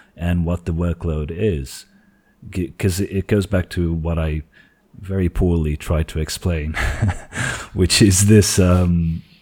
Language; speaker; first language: English; non-native, fluent; Portuguese